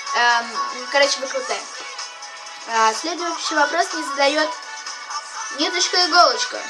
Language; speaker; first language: Russian; native; Russian